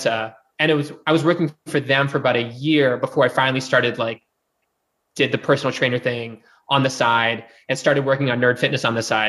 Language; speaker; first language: English; native; English